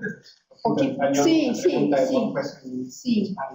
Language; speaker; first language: Spanish; non-native, learner; Portuguese